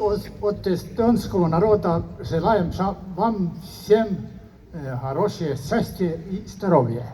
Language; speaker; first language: Russian; non-native, learner; Estonian